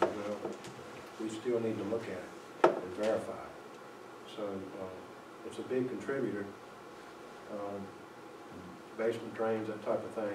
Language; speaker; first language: English; native; English